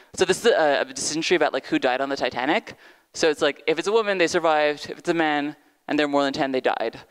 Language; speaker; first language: English; native; English